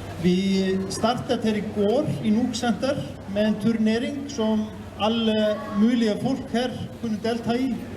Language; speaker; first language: Danish; non-native, fluent; Icelandic